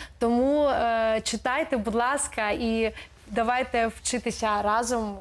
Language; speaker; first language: Ukrainian; non-native, local second language; Russian